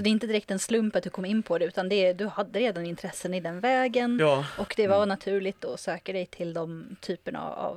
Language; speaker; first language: Swedish; native; Swedish